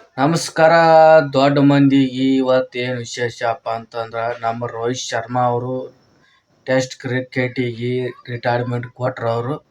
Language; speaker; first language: Kannada; native; Kannada